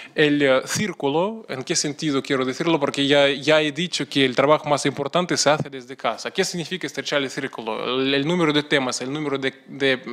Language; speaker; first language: Spanish; non-native, fluent; Russian